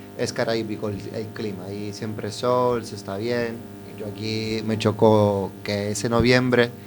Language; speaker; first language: Spanish; non-native, fluent; Italian